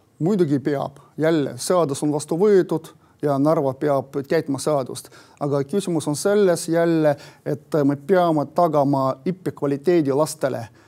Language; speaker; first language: Estonian; non-native, local second language; Russian